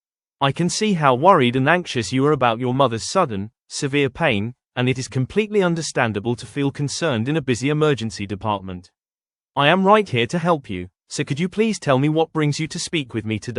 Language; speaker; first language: English; non-native, fluent; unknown